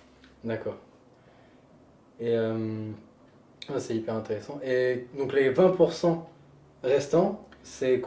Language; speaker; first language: French; native; French